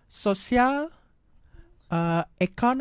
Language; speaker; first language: English; non-native, learner; Indonesian